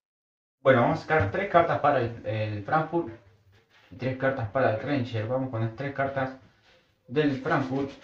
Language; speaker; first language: Spanish; native; Spanish